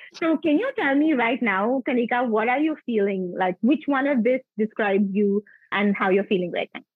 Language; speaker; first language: English; non-native, local second language; Punjabi